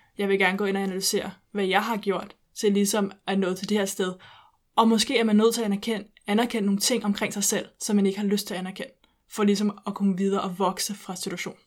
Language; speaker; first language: Danish; early bilingual, heritage; Danish